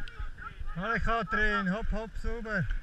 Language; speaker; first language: German; native; German